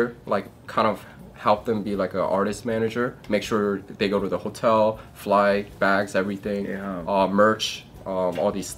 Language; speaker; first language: English; early bilingual, other home language; Korean